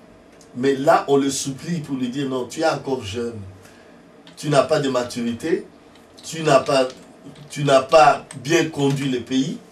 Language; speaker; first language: French; non-native, local second language; Lingala